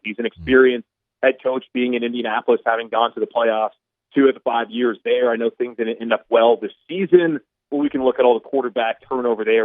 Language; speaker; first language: English; native; English